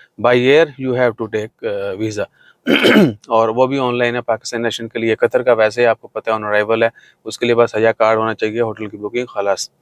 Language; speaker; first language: Urdu; non-native, local second language; Punjabi